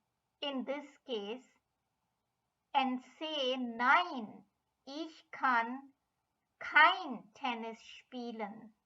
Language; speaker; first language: German; non-native, fluent; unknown